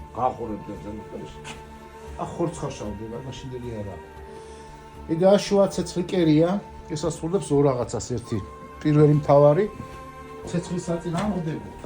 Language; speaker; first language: Georgian; non-native, local second language; Svan